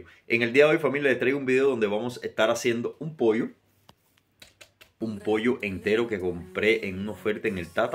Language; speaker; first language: Spanish; native; Spanish